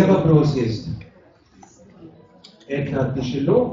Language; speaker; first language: Russian; non-native, learner; German